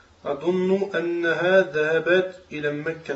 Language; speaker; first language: Arabic; non-native, learner; French